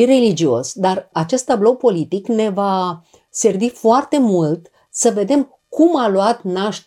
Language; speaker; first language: Romanian; native; Romanian